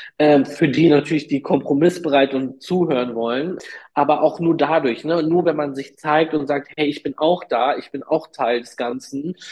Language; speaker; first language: German; early bilingual, other home language; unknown